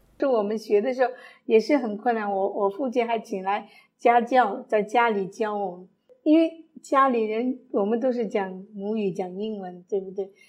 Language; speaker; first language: Chinese; early bilingual, other home language; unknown